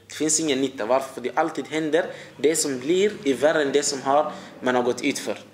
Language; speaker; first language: Swedish; early bilingual, other home language; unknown